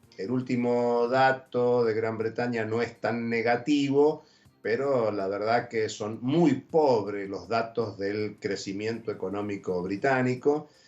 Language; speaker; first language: Spanish; native; Spanish